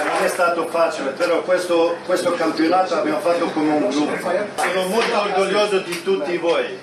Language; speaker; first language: Italian; non-native, fluent; Swedish